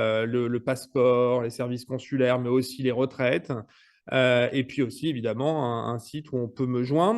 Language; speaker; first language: French; native; French